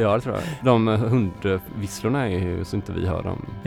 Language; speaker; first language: Swedish; native; Swedish